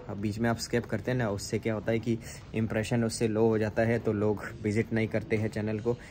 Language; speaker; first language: Hindi; native; Hindi